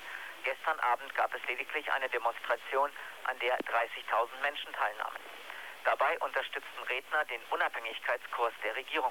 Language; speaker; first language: German; native; German